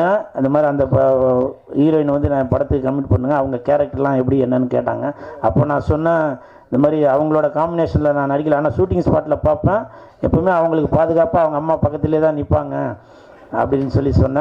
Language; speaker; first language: Tamil; native; Tamil